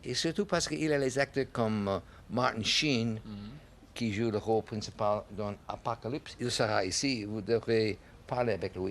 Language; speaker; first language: French; non-native, learner; English